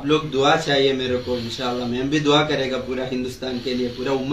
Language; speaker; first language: Hindi; non-native, local second language; Malayalam